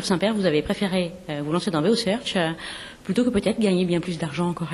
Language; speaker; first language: French; native; French